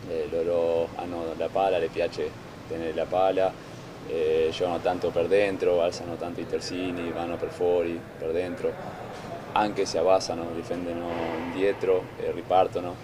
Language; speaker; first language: Italian; non-native, fluent; Spanish